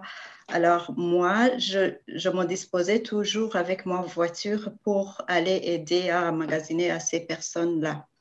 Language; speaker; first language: French; non-native, local second language; Rundi